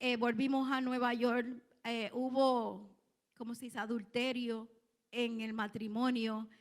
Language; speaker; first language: Spanish; early bilingual, heritage; Spanish